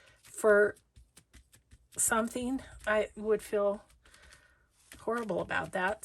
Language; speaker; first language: English; native; English